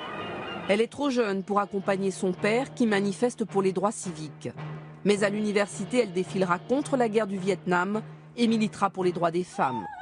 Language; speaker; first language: French; native; French